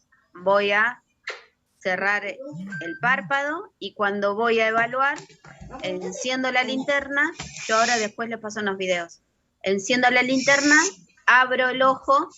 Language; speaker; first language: Spanish; native; Spanish